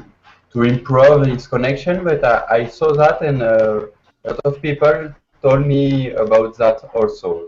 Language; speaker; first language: English; non-native, learner; French